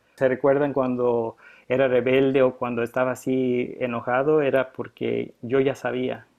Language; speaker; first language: Spanish; early bilingual, heritage; Spanish